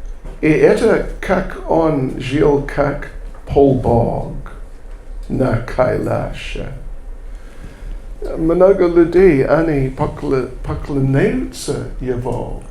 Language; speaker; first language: Russian; non-native, learner; English